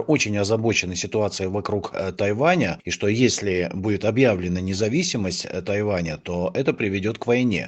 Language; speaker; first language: Russian; native; Russian